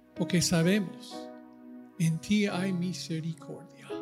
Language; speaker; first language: Spanish; non-native, fluent; English